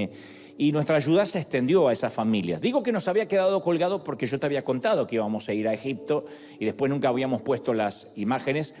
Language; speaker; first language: Spanish; native; Spanish